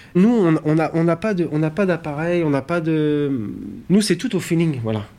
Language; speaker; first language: French; native; French